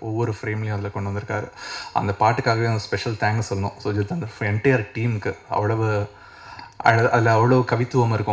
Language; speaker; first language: Tamil; native; Tamil